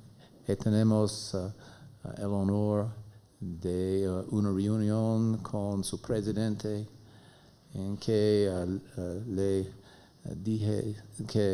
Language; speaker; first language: Spanish; non-native, learner; English